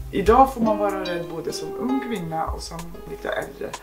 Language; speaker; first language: Swedish; native; Swedish